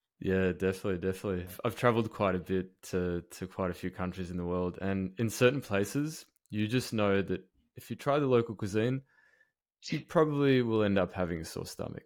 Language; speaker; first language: English; native; English